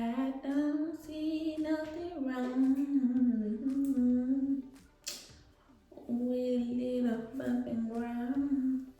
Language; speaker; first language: English; native; English